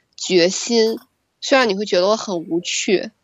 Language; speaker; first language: Chinese; native; Chinese